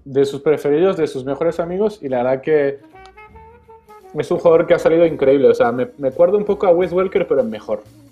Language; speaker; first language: Spanish; non-native, fluent; French